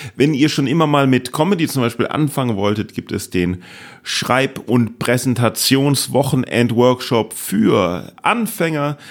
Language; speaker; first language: German; native; German